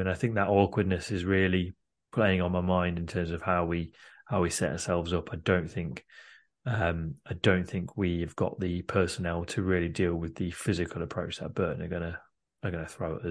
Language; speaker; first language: English; native; English